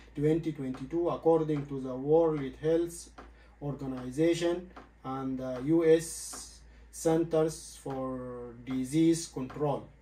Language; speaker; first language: English; non-native, learner; Arabic